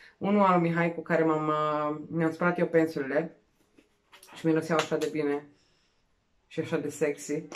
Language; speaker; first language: Romanian; non-native, local second language; Serbian